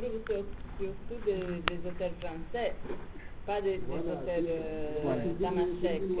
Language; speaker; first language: French; non-native, fluent; Italian